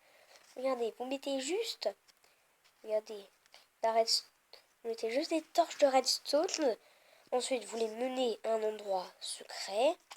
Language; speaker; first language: French; native; French